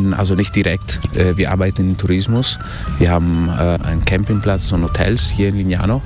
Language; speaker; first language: German; early bilingual, heritage; German